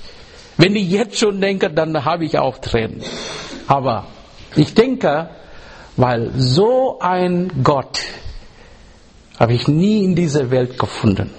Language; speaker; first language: German; non-native, learner; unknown